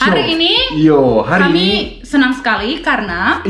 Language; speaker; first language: Indonesian; non-native, local second language; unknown